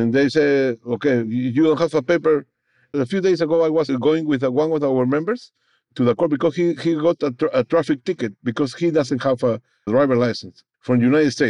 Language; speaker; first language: English; non-native, learner; Spanish